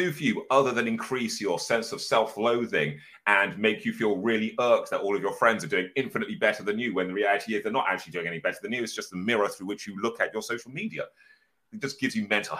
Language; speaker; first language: English; native; English